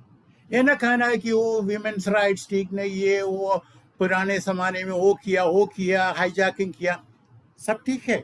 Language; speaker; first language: Hindi; non-native, local second language; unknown